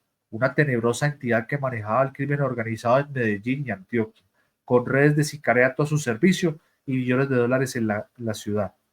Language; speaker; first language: Spanish; native; Spanish